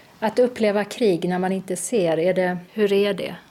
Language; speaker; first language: Swedish; native; Swedish